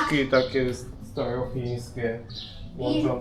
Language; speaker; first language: Polish; native; Polish